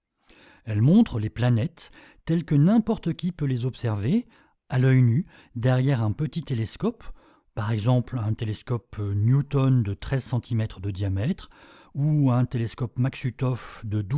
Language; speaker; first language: French; native; French